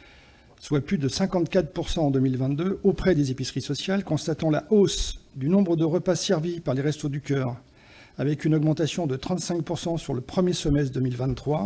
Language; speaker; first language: French; native; French